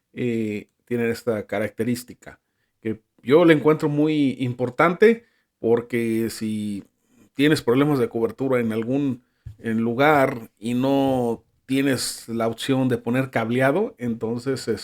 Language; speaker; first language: Spanish; native; Spanish